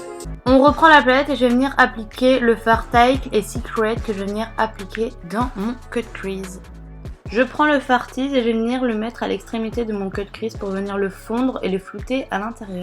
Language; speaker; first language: French; native; French